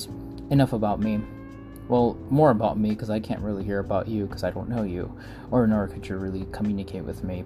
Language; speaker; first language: English; non-native, fluent; Spanish